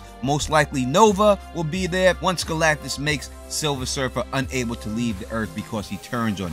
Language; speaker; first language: English; native; English